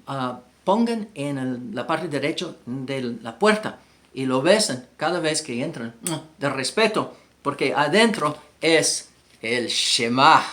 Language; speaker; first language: Spanish; non-native, fluent; English